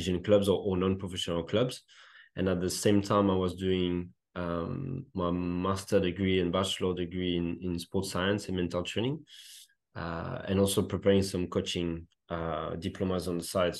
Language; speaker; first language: English; non-native, fluent; French